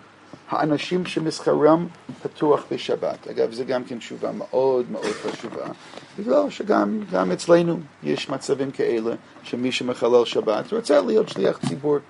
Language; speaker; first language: Hebrew; non-native, fluent; English